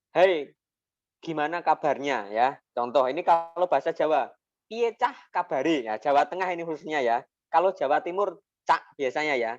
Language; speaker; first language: Indonesian; non-native, local second language; Javanese